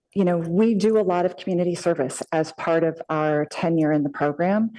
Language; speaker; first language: English; native; English